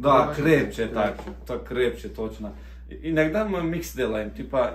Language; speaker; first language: Russian; non-native, learner; Turkish